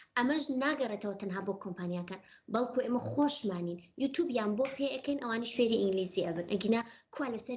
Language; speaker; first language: Central Kurdish; non-native, local second language; Gurani